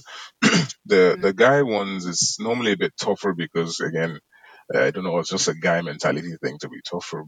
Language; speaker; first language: English; native; English